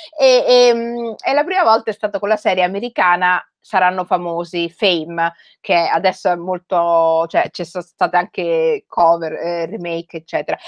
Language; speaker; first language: Italian; native; Italian